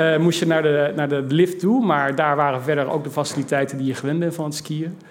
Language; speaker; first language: Dutch; native; Dutch